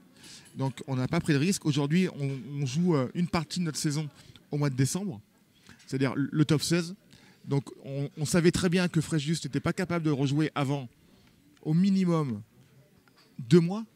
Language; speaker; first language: French; native; French